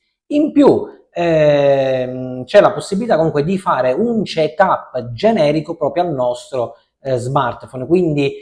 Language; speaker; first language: Italian; native; Italian